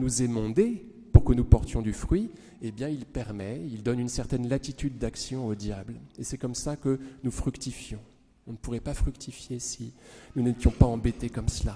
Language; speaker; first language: French; native; French